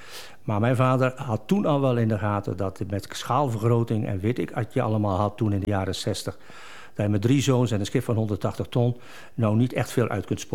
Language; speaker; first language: Dutch; native; Dutch